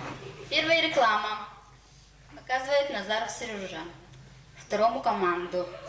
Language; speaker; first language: Russian; non-native, local second language; Yakut